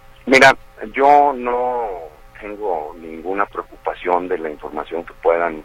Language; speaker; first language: Spanish; native; Spanish